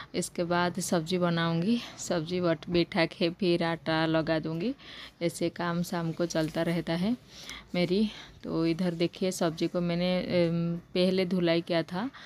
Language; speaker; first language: Hindi; non-native, local second language; Odia